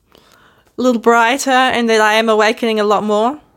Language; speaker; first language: English; native; English